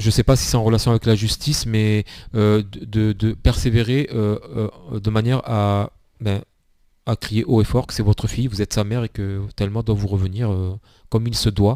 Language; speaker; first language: French; native; French